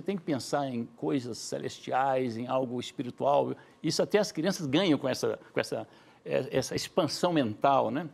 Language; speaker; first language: Portuguese; native; Portuguese